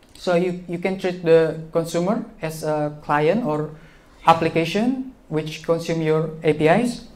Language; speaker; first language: English; non-native, fluent; Indonesian